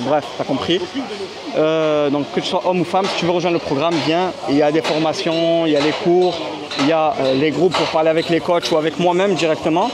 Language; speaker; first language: French; native; French